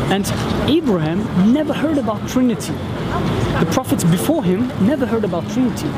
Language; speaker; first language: English; non-native, fluent; German